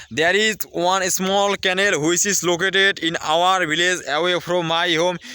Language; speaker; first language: English; non-native, learner; Bangla